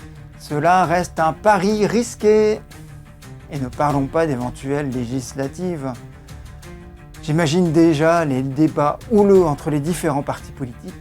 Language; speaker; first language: French; native; French